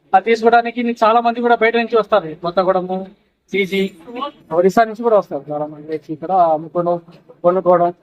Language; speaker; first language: Telugu; non-native, local second language; Tamil